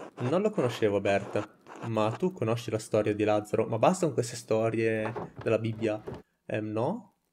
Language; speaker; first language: Italian; native; Italian